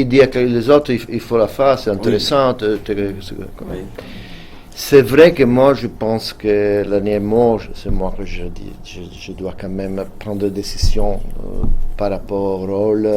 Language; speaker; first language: French; non-native, fluent; Italian